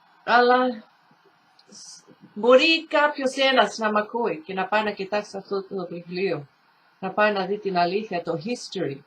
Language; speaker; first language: Greek; early bilingual, heritage; Greek